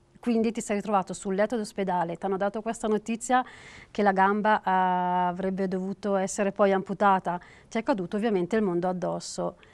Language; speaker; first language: Italian; native; Italian